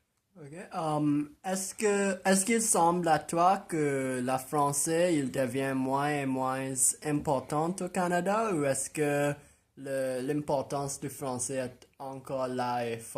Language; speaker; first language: French; non-native, local second language; English